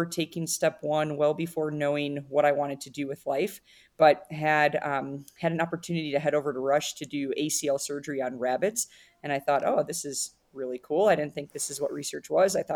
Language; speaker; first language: English; native; English